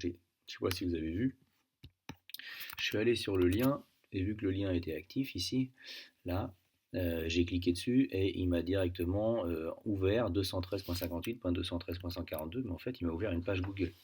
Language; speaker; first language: French; native; French